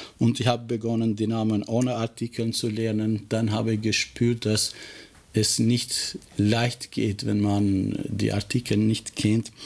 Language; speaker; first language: German; non-native, fluent; Albanian